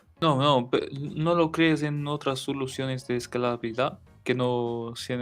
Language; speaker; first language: Spanish; non-native, learner; Portuguese